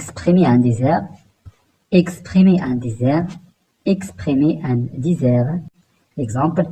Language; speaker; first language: French; non-native, local second language; Arabic